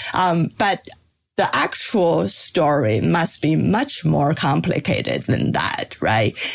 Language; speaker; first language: English; non-native, fluent; Chinese